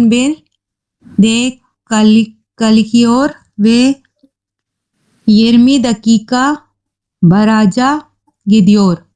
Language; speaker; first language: Turkish; non-native, learner; Urdu